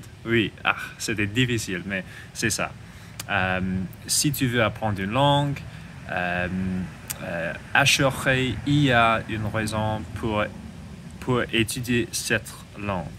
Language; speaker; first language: French; non-native, learner; English